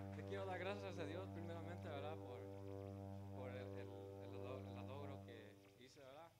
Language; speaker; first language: Spanish; early bilingual, heritage; Spanish